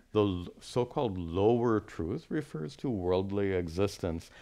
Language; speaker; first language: English; native; English